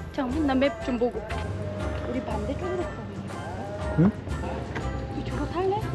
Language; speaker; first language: Korean; native; Korean